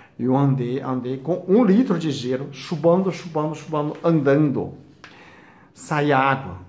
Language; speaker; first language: Portuguese; non-native, fluent; Chinese